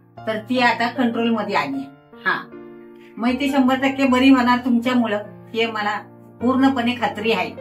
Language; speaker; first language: Marathi; native; Marathi